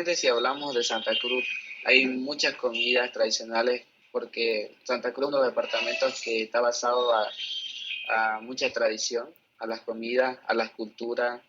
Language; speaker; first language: Spanish; native; Spanish